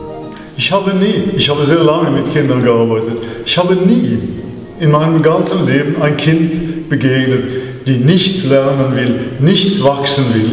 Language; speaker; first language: German; non-native, fluent; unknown